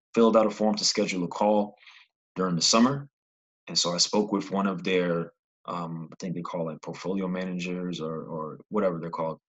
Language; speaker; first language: English; native; English